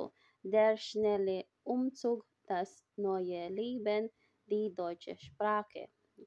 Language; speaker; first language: German; non-native, fluent; Filipino